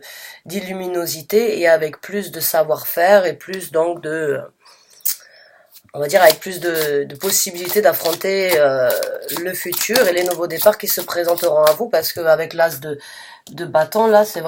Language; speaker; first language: French; native; French